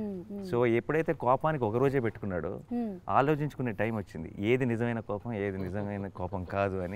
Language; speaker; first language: Telugu; native; Telugu